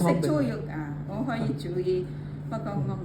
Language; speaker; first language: Cantonese; non-native, learner; Indonesian